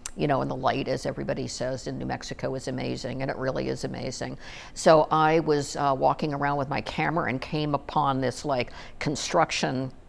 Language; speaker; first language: English; native; English